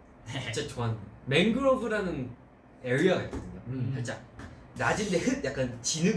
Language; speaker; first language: Korean; early bilingual, heritage; Korean